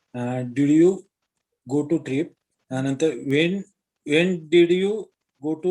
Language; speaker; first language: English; non-native, learner; Marathi